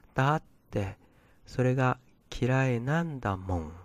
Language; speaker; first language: Japanese; non-native, fluent; Chinese